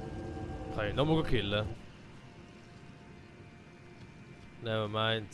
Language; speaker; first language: German; native; German